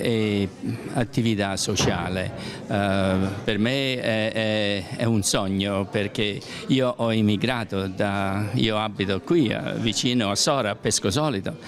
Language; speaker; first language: Italian; early bilingual, heritage; Italian